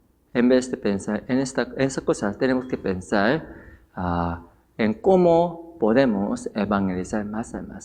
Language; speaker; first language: Spanish; non-native, fluent; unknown